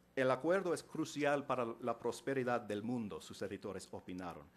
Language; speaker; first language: Spanish; non-native, fluent; English